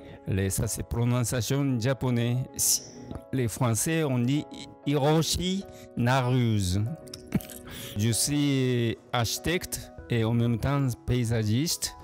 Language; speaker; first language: French; non-native, learner; Japanese